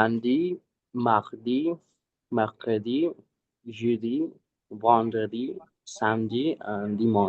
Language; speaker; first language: French; non-native, learner; Spanish